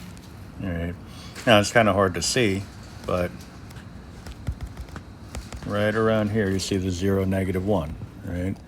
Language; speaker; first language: English; native; English